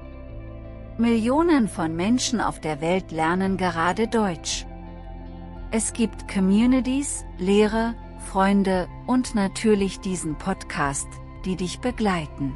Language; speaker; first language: German; native; German